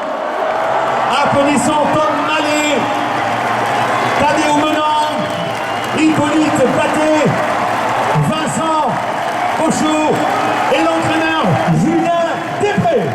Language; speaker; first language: French; native; French